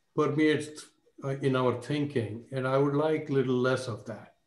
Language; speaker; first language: English; non-native, local second language; Marathi